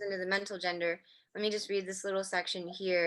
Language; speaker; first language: English; native; English